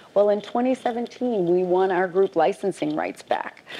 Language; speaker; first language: English; native; English